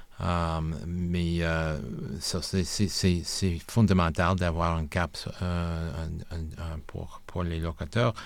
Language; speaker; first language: French; non-native, local second language; English